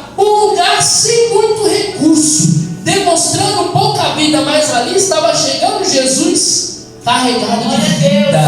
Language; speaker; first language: Portuguese; native; Portuguese